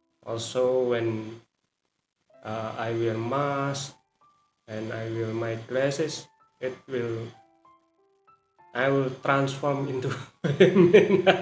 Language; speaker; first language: English; non-native, learner; Indonesian